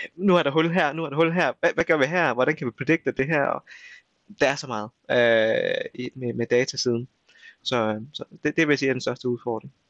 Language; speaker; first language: Danish; early bilingual, other home language; Vietnamese